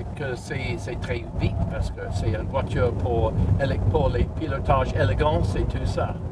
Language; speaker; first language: French; non-native, learner; English